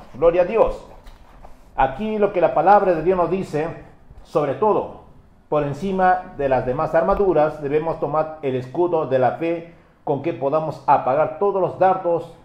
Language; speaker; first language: Spanish; native; Spanish